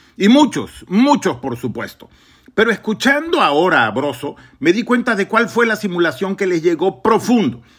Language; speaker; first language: Spanish; native; Spanish